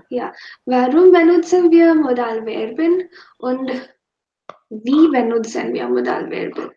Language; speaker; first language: German; non-native, fluent; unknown